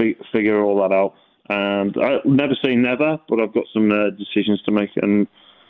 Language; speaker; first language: English; native; English